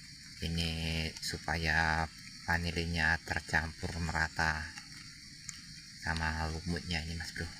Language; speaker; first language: Indonesian; native; Indonesian